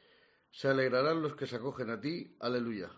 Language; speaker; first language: Spanish; native; Spanish